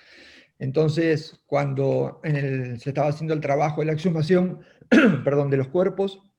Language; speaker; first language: Spanish; native; Spanish